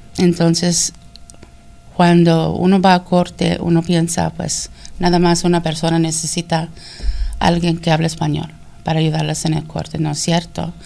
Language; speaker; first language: Spanish; early bilingual, heritage; Spanish